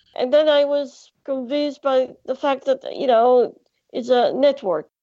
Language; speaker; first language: English; non-native, fluent; Greek